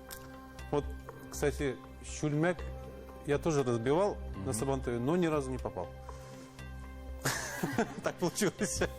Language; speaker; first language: Russian; non-native, local second language; Tatar